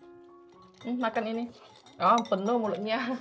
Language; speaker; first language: Chinese; non-native, learner; Indonesian